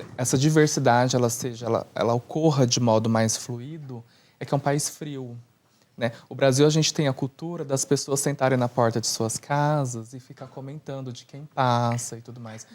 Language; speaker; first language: Portuguese; native; Portuguese